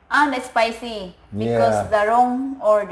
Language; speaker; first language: English; non-native, learner; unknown